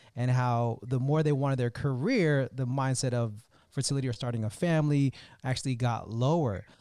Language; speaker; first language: English; native; English